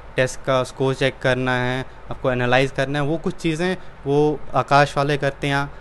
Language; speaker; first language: Hindi; native; Hindi